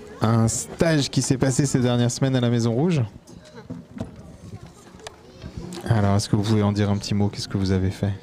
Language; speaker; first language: French; native; French